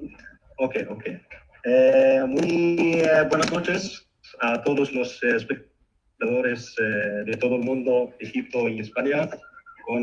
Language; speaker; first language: Spanish; non-native, fluent; Arabic